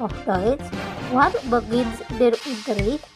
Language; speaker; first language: German; non-native, fluent; Indonesian